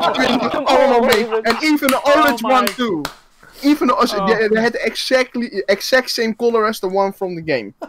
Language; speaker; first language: English; non-native, fluent; Dutch